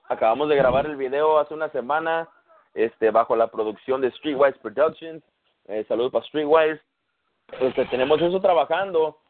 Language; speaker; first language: Spanish; early bilingual, heritage; Spanish